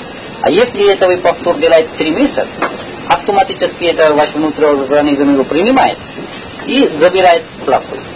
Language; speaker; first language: Russian; non-native, learner; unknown